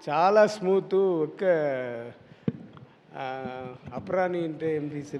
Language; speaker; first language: Telugu; non-native, learner; Tamil